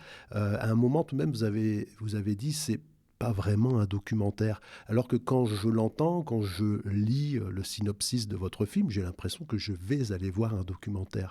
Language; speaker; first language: French; native; French